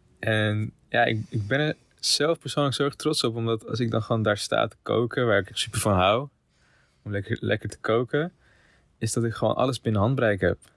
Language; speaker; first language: Dutch; early bilingual, other home language; Persian